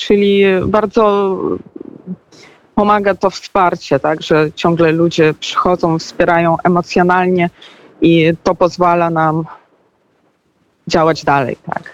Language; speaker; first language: Polish; non-native, fluent; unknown